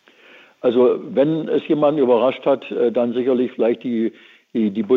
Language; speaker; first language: German; native; German